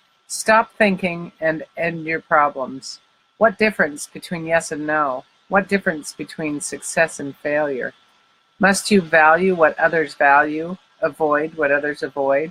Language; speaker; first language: English; native; English